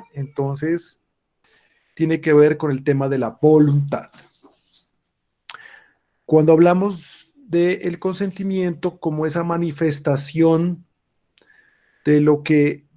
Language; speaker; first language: Spanish; native; Spanish